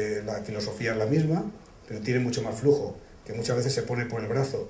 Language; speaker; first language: Spanish; native; Spanish